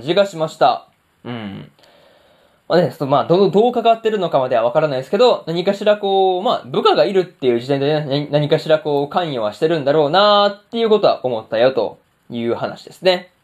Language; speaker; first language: Japanese; native; Japanese